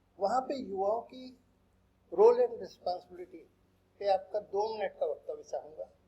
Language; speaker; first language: Hindi; native; Hindi